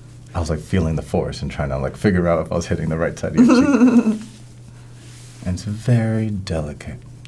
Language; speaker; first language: English; native; English